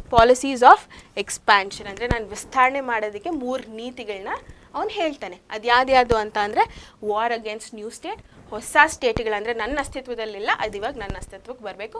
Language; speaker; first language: Kannada; native; Kannada